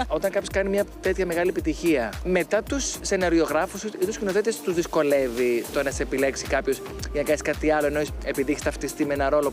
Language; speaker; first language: Greek; native; Greek